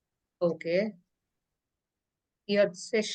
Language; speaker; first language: German; non-native, fluent; Hindi